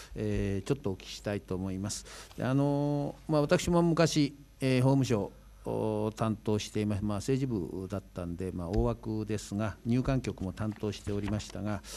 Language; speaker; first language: Japanese; native; Japanese